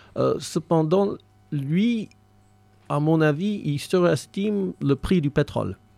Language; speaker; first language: French; non-native, fluent; English